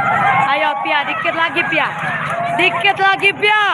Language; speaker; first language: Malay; non-native, local second language; Minangkabau